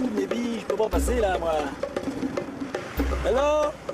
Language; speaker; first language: French; native; French